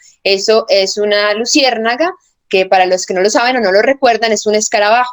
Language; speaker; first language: Spanish; native; Spanish